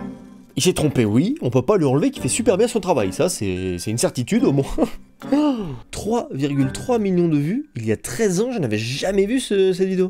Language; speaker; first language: French; native; French